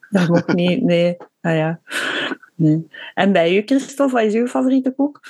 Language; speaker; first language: Dutch; native; Dutch